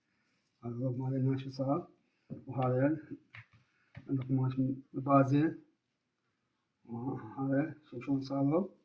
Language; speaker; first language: Arabic; native; Arabic